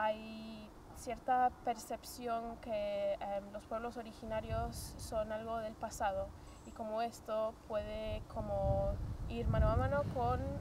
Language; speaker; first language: Spanish; non-native, fluent; English